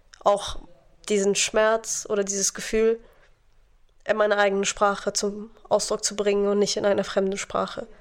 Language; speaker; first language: German; non-native, fluent; Arabic